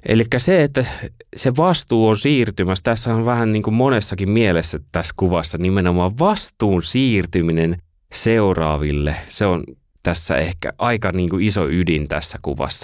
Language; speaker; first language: Finnish; native; Finnish